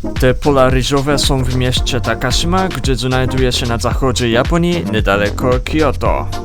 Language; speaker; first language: Polish; non-native, learner; Japanese